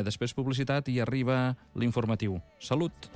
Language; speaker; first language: Catalan; native; Catalan